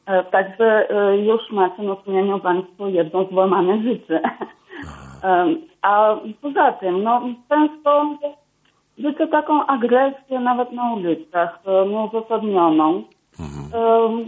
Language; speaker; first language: Polish; non-native, fluent; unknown